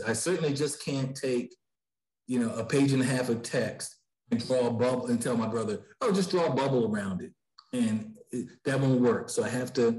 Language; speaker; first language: English; native; English